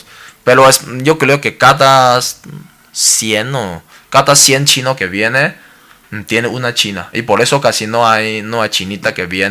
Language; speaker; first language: Spanish; non-native, learner; Cantonese